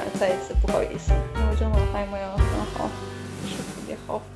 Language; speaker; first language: Chinese; non-native, fluent; Ukrainian